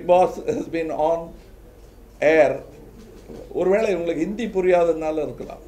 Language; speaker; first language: Tamil; native; Tamil